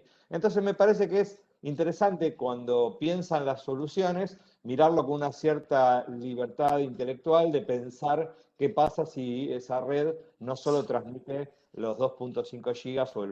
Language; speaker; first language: Spanish; native; Spanish